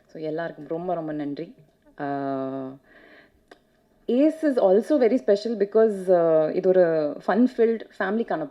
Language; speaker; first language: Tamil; non-native, learner; Kannada